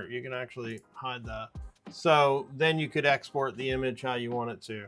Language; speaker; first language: English; native; English